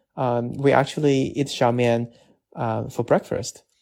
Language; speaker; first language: English; non-native, fluent; Chinese